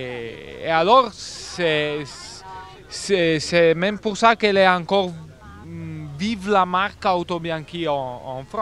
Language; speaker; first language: French; non-native, fluent; Italian